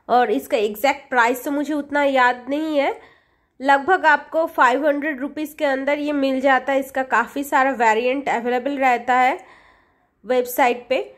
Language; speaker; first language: Hindi; non-native, local second language; Bangla